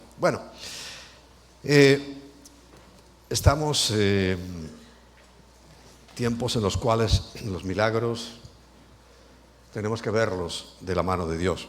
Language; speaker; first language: Spanish; native; Spanish